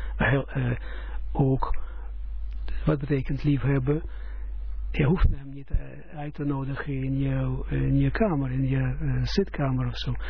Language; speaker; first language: Dutch; non-native, fluent; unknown